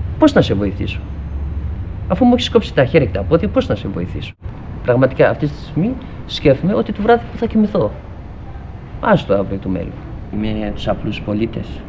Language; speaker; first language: Greek; non-native, fluent; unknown